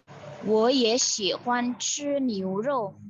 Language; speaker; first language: Chinese; non-native, learner; Indonesian